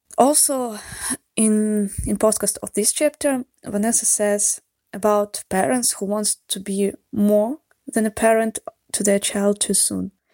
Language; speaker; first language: English; non-native, fluent; Russian